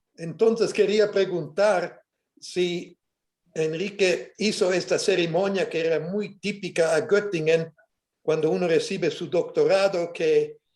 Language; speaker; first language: Spanish; non-native, fluent; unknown